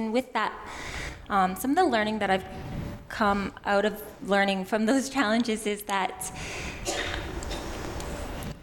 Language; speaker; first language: English; native; English